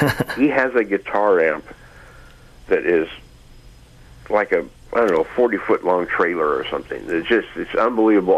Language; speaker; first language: English; native; English